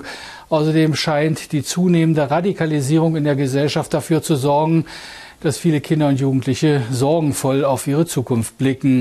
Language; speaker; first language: German; native; German